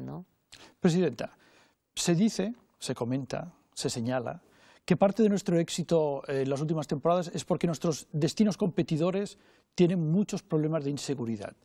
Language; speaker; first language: Spanish; non-native, local second language; Catalan